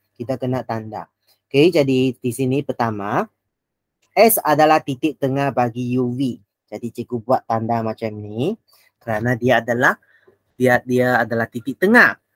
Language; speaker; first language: Malay; non-native, local second language; Chinese